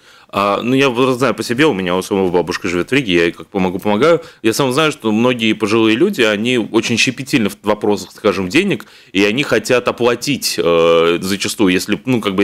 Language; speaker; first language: Russian; native; Russian